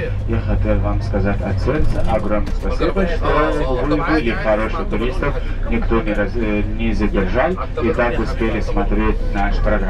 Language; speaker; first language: Russian; non-native, fluent; Arabic